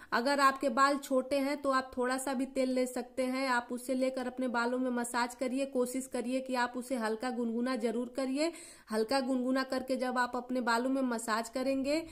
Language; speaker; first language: Hindi; native; Hindi